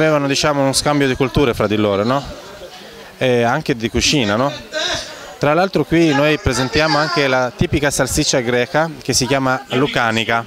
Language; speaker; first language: Italian; non-native, fluent; Greek